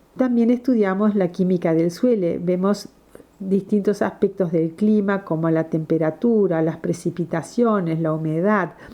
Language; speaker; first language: Spanish; non-native, fluent; English